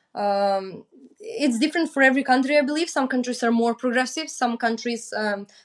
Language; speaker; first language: English; non-native, fluent; Macedonian